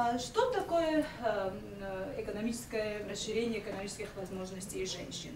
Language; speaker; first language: Russian; non-native, local second language; Georgian